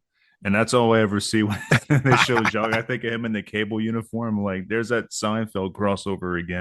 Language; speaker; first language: English; native; English